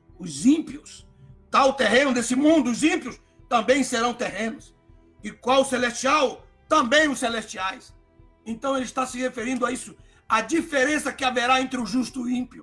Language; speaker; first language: Portuguese; native; Portuguese